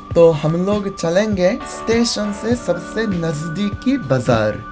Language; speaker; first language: Hindi; non-native, fluent; Japanese